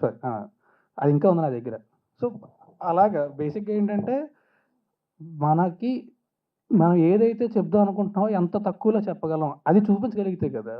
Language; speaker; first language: Telugu; native; Telugu